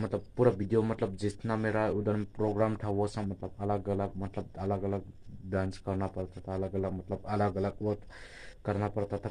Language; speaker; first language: Hindi; non-native, local second language; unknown